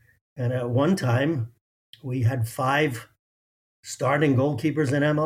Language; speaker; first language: English; native; English